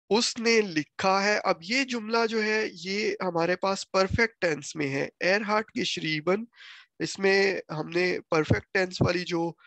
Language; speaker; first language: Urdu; non-native, local second language; Punjabi